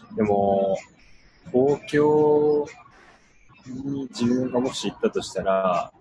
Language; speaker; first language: Japanese; non-native, fluent; English